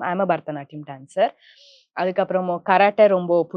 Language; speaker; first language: Tamil; non-native, local second language; Kannada